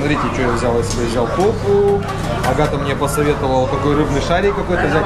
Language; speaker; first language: Russian; native; Russian